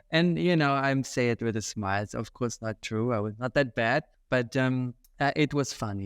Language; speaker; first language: English; non-native, fluent; German